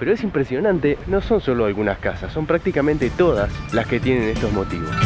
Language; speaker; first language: Spanish; native; Spanish